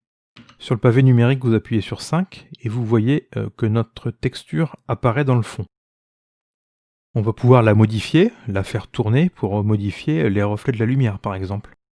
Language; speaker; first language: French; native; French